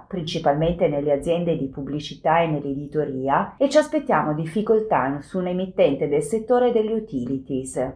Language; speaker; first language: Italian; native; Italian